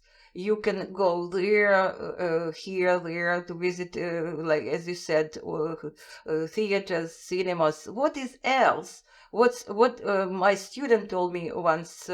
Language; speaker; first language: English; non-native, fluent; Russian